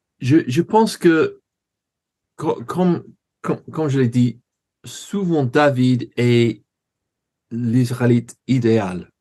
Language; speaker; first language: French; non-native, learner; English